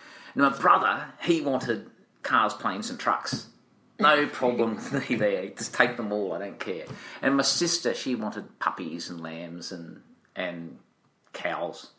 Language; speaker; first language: English; native; English